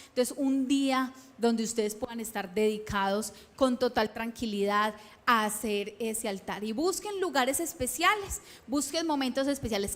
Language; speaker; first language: Spanish; native; Spanish